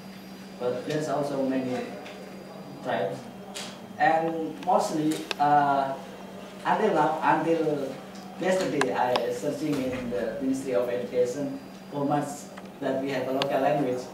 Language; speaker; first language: English; non-native, fluent; Indonesian